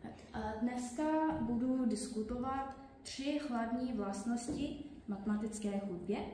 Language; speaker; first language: Czech; non-native, learner; English